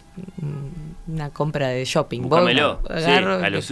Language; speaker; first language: Spanish; native; Spanish